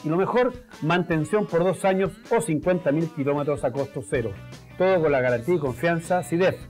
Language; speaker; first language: Spanish; native; Spanish